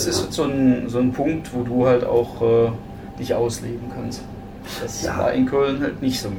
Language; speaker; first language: German; native; German